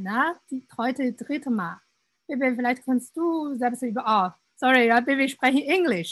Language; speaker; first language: German; non-native, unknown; Chinese